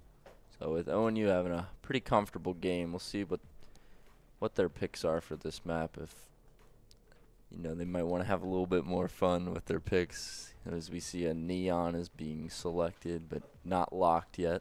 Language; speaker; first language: English; native; English